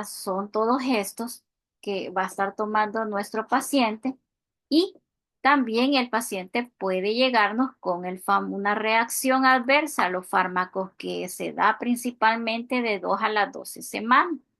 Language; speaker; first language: Spanish; native; Spanish